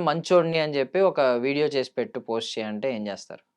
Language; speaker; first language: Telugu; native; Telugu